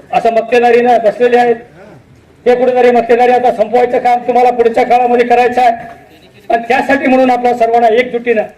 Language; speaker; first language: Marathi; native; Marathi